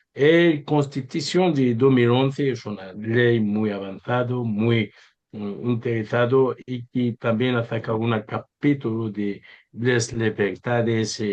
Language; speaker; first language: Spanish; non-native, learner; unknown